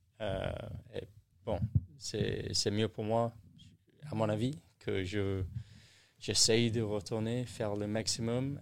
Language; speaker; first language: French; non-native, learner; English